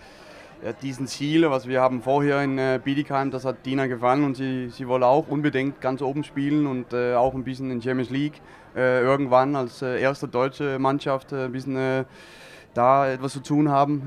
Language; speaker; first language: German; non-native, fluent; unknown